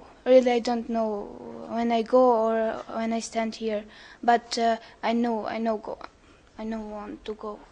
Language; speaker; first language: English; non-native, learner; Albanian